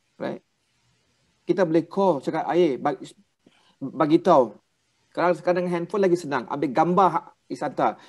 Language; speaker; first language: Malay; non-native, local second language; Thai